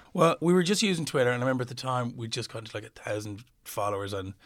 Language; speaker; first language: English; native; English